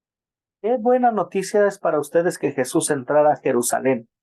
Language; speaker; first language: Spanish; native; Spanish